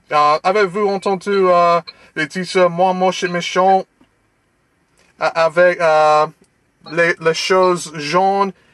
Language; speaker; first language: French; non-native, learner; English